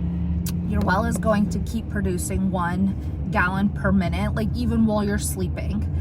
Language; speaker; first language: English; native; English